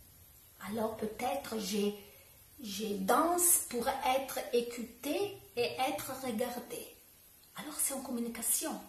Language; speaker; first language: French; non-native, learner; Italian